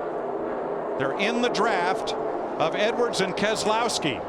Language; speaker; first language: English; native; English